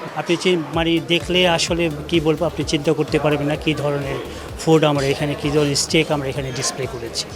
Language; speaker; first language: Bangla; native; Bangla